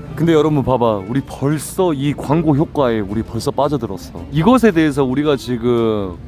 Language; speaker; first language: Korean; native; Korean